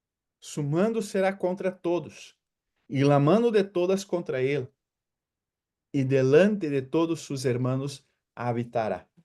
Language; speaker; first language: Spanish; non-native, fluent; Portuguese